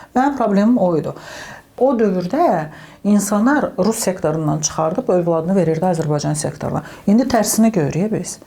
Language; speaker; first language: Azerbaijani; early bilingual, heritage; Azerbaijani